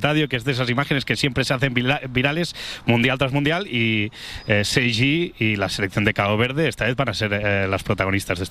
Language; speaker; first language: Spanish; native; Spanish